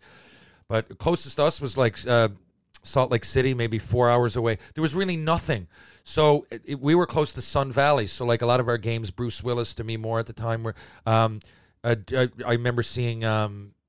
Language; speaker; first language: English; native; English